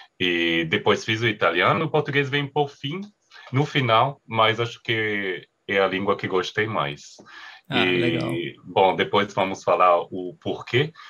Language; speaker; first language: Portuguese; non-native, fluent; French